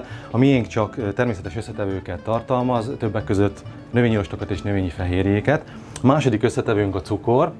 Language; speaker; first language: Hungarian; native; Hungarian